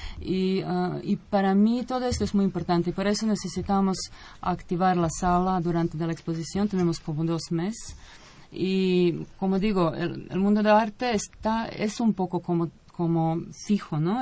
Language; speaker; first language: Spanish; non-native, fluent; Croatian